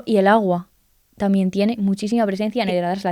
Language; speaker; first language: Spanish; native; Spanish